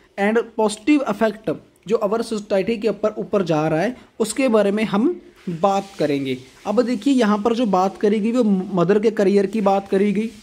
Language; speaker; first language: Hindi; non-native, local second language; Punjabi